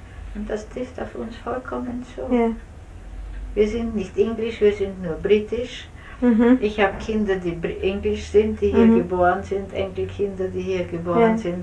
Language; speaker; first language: German; native; German